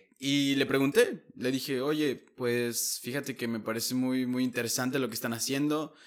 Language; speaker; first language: Spanish; native; Spanish